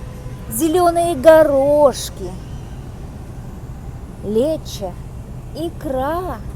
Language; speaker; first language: Russian; non-native, local second language; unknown